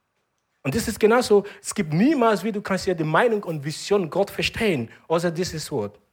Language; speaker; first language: German; non-native, learner; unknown